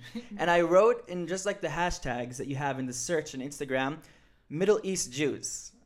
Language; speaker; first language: English; early bilingual, other home language; Hebrew